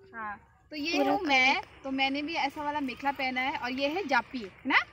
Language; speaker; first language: Hindi; non-native, local second language; Nepali